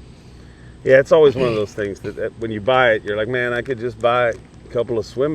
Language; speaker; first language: English; native; English